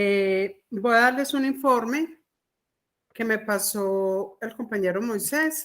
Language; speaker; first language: Spanish; native; Spanish